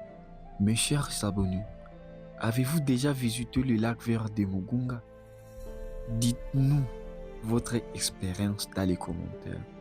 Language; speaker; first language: French; non-native, local second language; Swahili